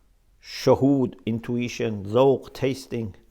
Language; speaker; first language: English; non-native, fluent; Persian